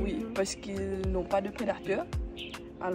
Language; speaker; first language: French; non-native, local second language; Morisyen